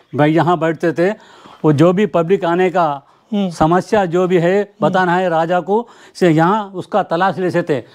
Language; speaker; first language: Hindi; non-native, local second language; Telugu